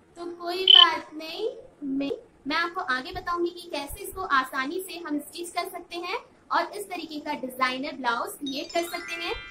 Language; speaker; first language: Hindi; non-native, local second language; Bangla